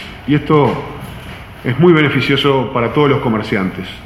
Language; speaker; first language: Spanish; native; Spanish